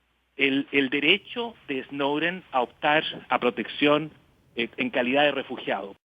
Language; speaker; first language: Spanish; native; Spanish